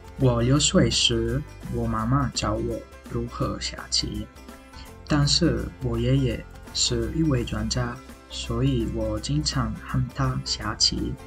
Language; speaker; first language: Chinese; non-native, fluent; Italian